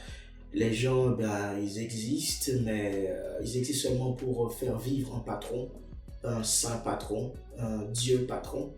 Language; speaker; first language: French; non-native, local second language; Haitian Creole